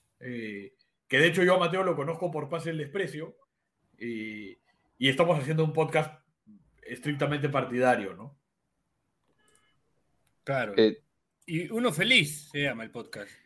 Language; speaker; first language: Spanish; native; Spanish